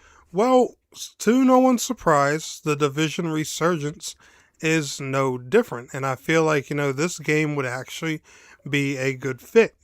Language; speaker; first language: English; native; English